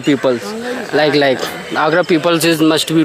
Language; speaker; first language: English; non-native, learner; Hindi